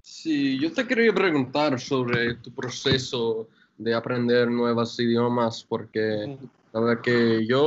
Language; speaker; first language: Spanish; non-native, fluent; English